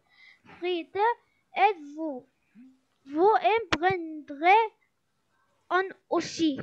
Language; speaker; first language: French; non-native, learner; Arabic